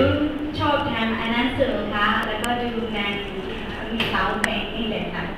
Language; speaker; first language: Thai; non-native, learner; Burmese